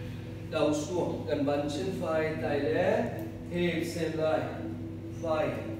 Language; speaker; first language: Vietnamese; non-native, learner; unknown